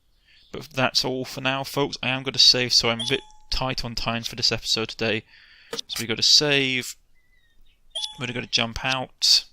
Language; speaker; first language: English; native; English